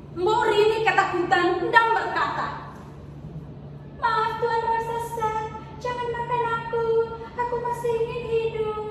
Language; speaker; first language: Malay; non-native, learner; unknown